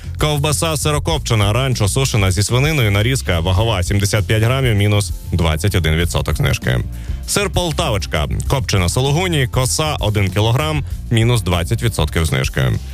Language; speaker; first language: Ukrainian; native; Ukrainian